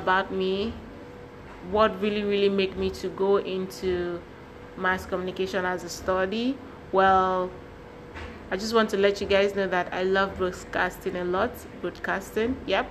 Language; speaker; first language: English; non-native, local second language; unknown